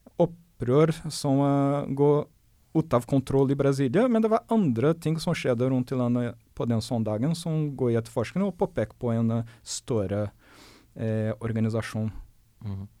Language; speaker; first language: Norwegian; non-native, fluent; Portuguese